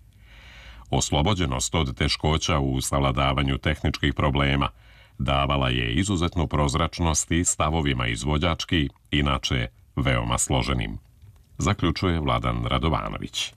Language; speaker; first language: Serbian; native; Serbian